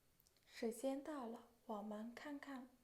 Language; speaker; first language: Chinese; non-native, fluent; Mongolian